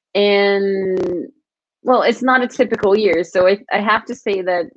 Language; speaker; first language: English; non-native, fluent; Portuguese